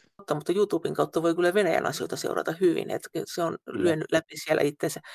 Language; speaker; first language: Finnish; native; Finnish